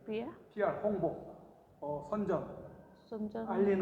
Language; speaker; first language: Korean; native; Korean